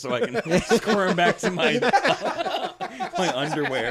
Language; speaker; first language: English; native; English